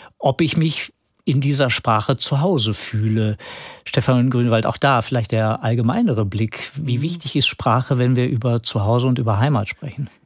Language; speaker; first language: German; native; German